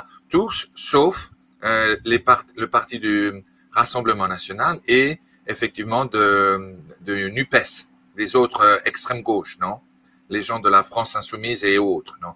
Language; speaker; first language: French; native; French